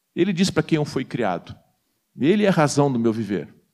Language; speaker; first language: Portuguese; native; Portuguese